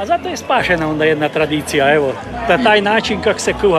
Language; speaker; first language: Serbian; native; Serbian